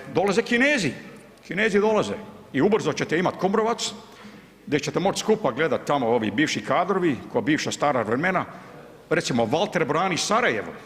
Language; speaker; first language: Bosnian; early bilingual, heritage; Croatian